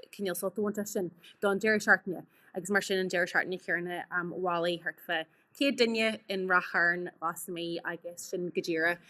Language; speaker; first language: Irish; native; Irish